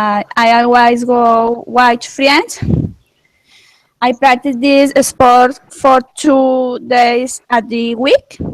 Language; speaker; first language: English; non-native, learner; Spanish